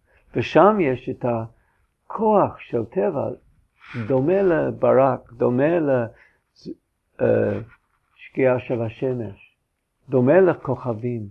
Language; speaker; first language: Hebrew; non-native, fluent; English